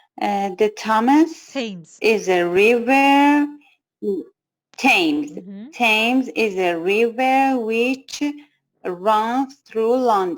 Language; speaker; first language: English; non-native, learner; Persian